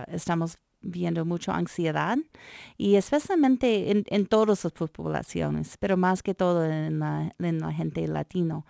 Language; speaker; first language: Spanish; non-native, fluent; English